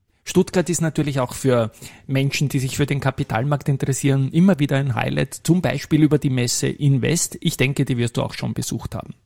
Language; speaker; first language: German; native; German